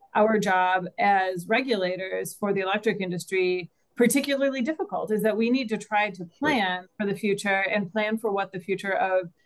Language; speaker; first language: English; native; English